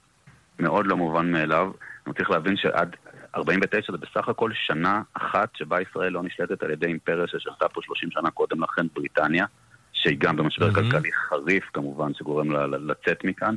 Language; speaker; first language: Hebrew; native; Hebrew